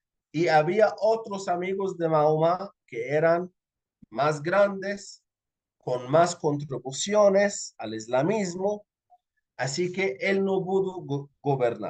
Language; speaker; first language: Spanish; non-native, fluent; Arabic